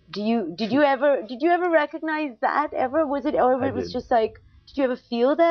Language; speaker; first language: English; native; English